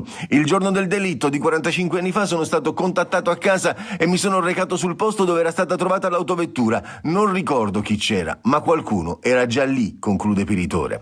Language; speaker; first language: Italian; native; Italian